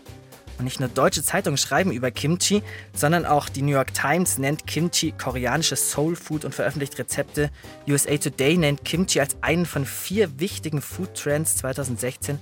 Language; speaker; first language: German; native; German